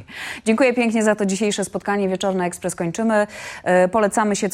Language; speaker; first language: Polish; native; Polish